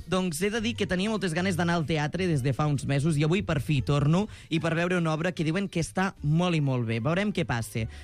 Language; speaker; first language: Catalan; native; Catalan